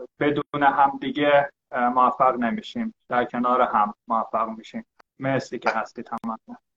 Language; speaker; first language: Persian; early bilingual, heritage; Persian